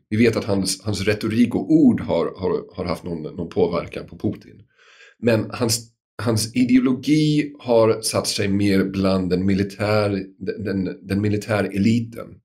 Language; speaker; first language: Swedish; non-native, fluent; English